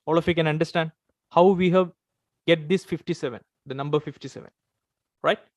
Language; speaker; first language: English; non-native, local second language; Tamil